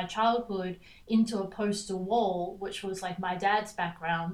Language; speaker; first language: English; native; English